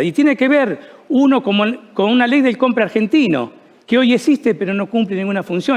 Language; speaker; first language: Spanish; native; Spanish